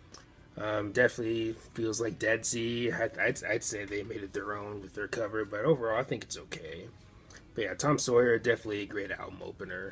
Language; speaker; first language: English; native; English